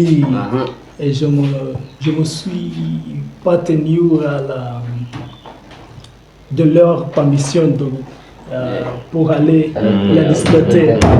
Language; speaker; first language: French; non-native, learner; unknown